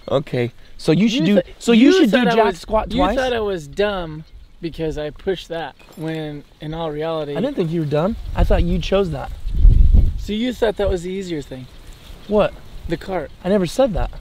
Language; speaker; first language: English; native; English